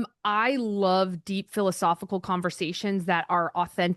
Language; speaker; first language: English; native; English